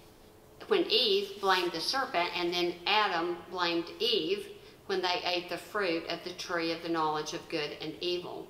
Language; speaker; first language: English; native; English